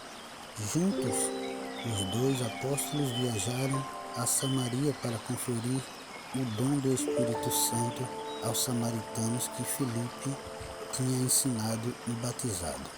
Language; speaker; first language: Portuguese; native; Portuguese